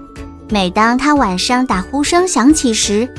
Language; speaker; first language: Chinese; native; Chinese